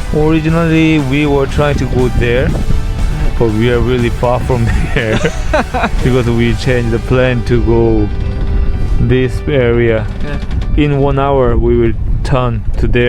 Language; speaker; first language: English; non-native, learner; Korean